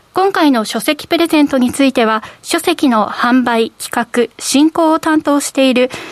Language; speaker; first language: Japanese; native; Japanese